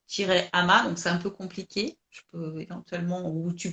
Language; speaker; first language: French; native; French